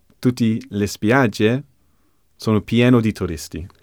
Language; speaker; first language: Italian; non-native, learner; English